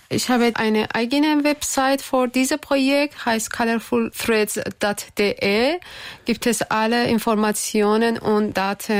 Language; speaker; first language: German; non-native, learner; Persian